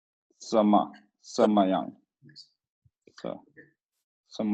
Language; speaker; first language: Chinese; non-native, learner; Swedish